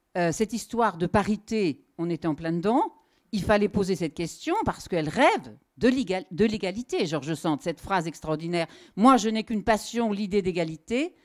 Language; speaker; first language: French; native; French